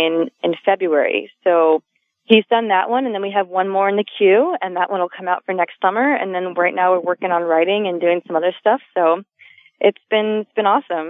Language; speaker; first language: English; native; English